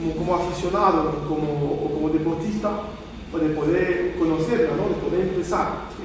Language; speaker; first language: Spanish; early bilingual, heritage; Spanish